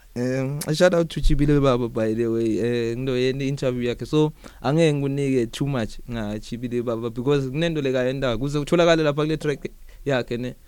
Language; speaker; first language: Zulu; non-native, local second language; Swati